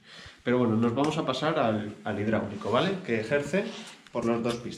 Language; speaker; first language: Spanish; native; Spanish